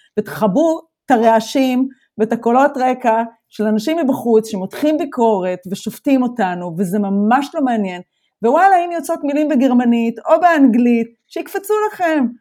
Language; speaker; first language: Hebrew; native; Hebrew